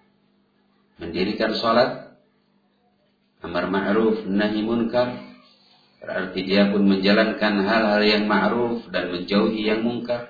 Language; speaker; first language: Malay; non-native, local second language; Sundanese